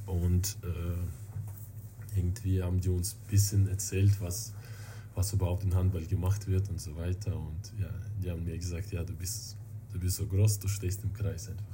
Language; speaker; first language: German; non-native, fluent; Russian